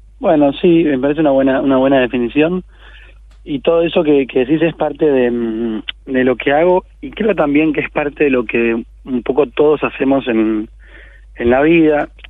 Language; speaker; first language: Spanish; native; Spanish